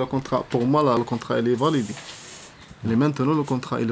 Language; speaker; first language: French; non-native, learner; Arabic